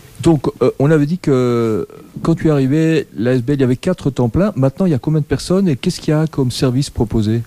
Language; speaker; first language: French; native; French